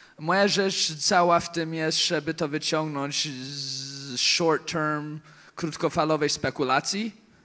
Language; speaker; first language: Polish; early bilingual, heritage; English